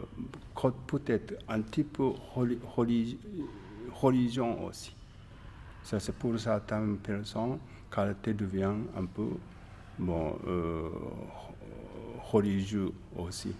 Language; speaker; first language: French; non-native, learner; Japanese